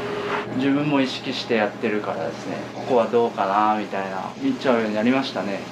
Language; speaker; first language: Japanese; native; Japanese